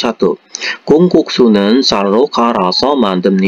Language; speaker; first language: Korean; non-native, fluent; Indonesian